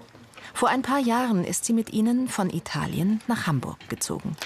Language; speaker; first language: German; native; German